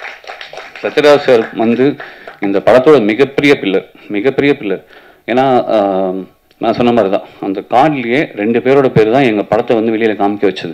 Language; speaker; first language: Tamil; native; Tamil